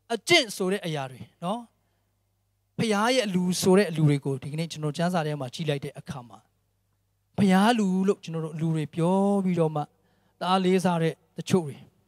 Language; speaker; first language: Burmese; non-native, local second language; Tedim Chin